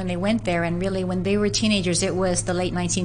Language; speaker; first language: English; native; English